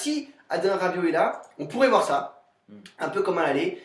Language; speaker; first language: French; native; French